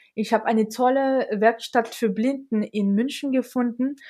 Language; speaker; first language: German; non-native, fluent; French